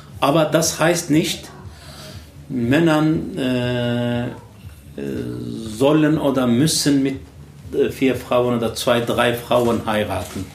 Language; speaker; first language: German; non-native, learner; Turkish